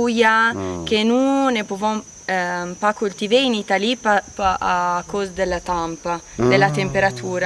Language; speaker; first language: French; non-native, learner; Italian